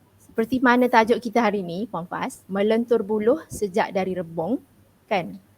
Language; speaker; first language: Malay; native; Malay